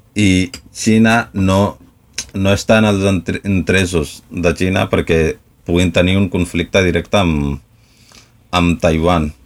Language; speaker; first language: Catalan; non-native, fluent; Spanish